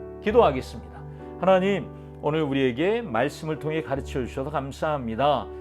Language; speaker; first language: Korean; native; Korean